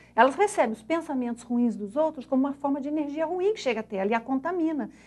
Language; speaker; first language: Portuguese; native; Portuguese